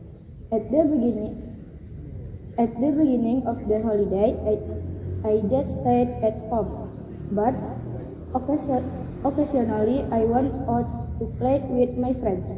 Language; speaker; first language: English; non-native, learner; Indonesian